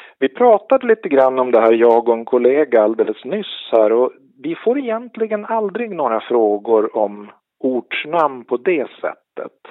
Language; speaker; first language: Swedish; native; Swedish